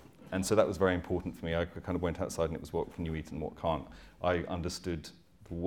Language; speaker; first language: English; native; English